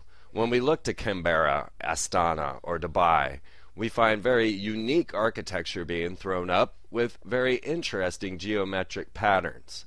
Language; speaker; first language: English; native; English